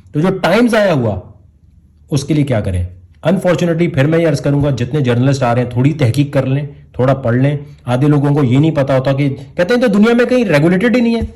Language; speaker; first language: Urdu; native; Urdu